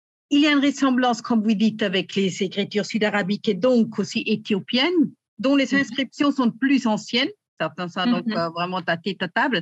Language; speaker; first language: French; native; French